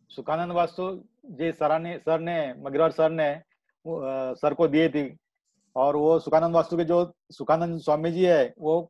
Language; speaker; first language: Hindi; non-native, local second language; Marathi